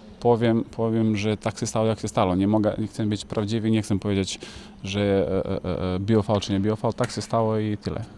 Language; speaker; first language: Polish; non-native, fluent; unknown